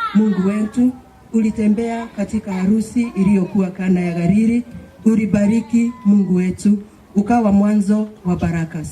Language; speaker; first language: Swahili; non-native, local second language; Kikuyu